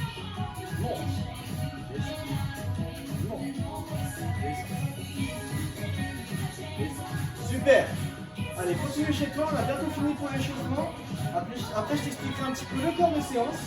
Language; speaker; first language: French; native; French